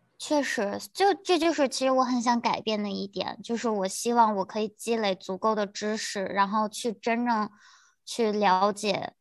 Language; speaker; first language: Chinese; native; Chinese